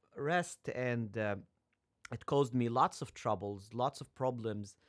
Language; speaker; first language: English; non-native, fluent; Arabic